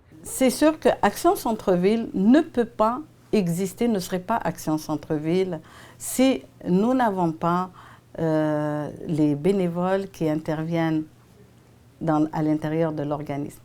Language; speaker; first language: French; native; French